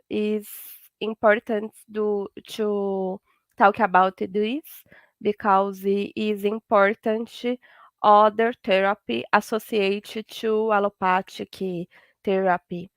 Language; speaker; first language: English; non-native, learner; Portuguese